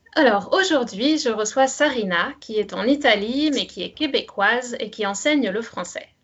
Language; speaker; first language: French; native; French